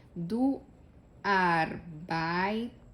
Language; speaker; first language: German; non-native, fluent; Spanish